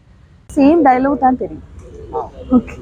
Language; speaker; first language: Tamil; non-native, learner; Malayalam